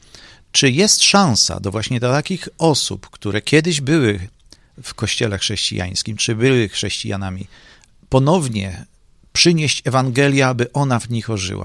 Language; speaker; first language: Polish; native; Polish